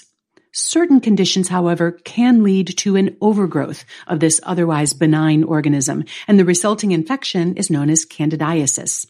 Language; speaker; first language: English; native; English